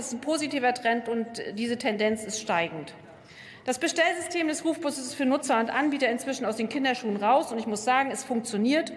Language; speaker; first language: German; native; German